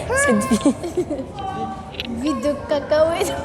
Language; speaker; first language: French; non-native, learner; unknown